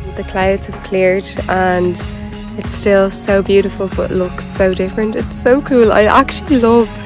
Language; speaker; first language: English; native; English